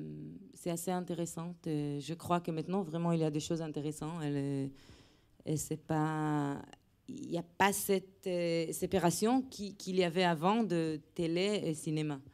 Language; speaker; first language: French; non-native, fluent; Hebrew